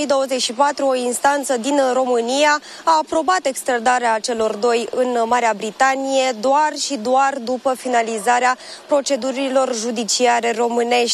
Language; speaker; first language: Romanian; native; Romanian